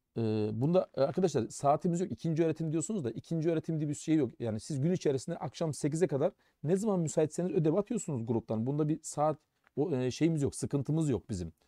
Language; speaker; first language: Turkish; early bilingual, heritage; German